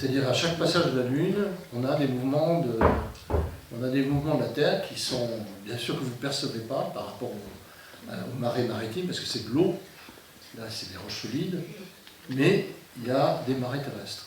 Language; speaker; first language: French; native; French